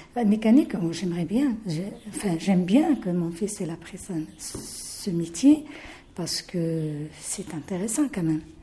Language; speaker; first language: French; non-native, local second language; Arabic